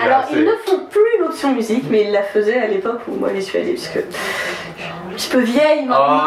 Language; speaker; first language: French; native; French